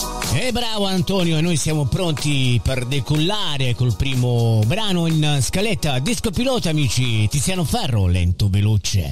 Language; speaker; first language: Italian; native; Italian